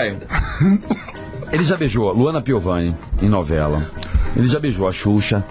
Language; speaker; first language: Portuguese; native; Portuguese